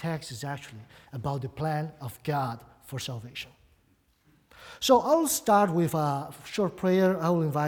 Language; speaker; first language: English; non-native, fluent; Portuguese